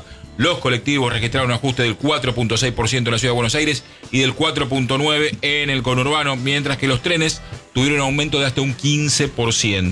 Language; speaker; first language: Spanish; native; Spanish